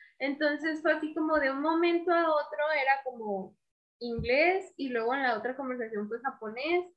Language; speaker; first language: Spanish; native; Spanish